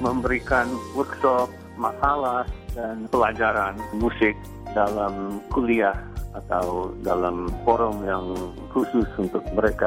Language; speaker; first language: Indonesian; non-native, fluent; English